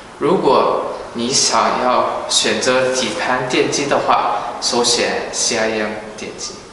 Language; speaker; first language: Chinese; early bilingual, heritage; Chinese